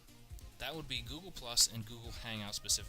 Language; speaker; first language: English; native; English